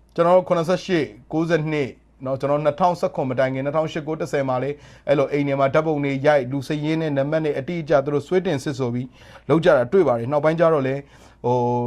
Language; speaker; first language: Burmese; non-native, local second language; Rohingya